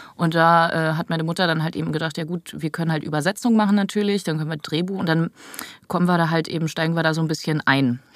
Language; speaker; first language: German; native; German